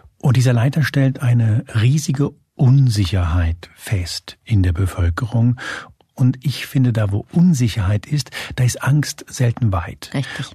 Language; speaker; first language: German; early bilingual, other home language; Spanish